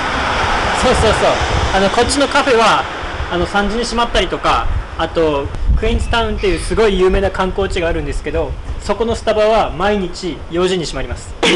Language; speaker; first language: Japanese; native; Japanese